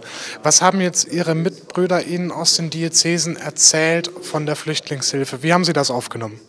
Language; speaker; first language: German; native; German